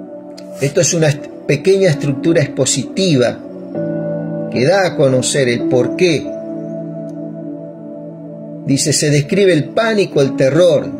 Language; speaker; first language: Spanish; native; Spanish